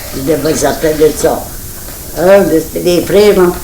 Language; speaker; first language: French; native; French